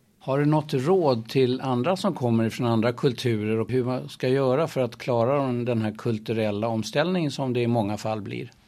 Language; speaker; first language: Swedish; native; Swedish